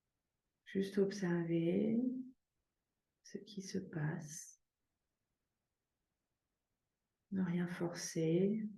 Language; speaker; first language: French; native; French